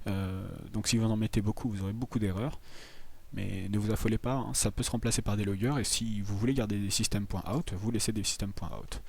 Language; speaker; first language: French; native; French